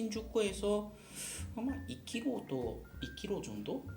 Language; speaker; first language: Korean; non-native, learner; Japanese